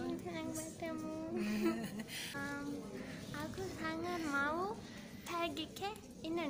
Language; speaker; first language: Indonesian; non-native, learner; Turkish